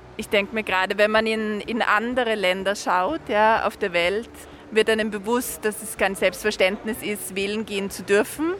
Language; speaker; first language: German; native; German